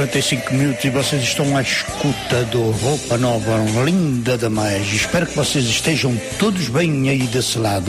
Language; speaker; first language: Portuguese; early bilingual, heritage; Portuguese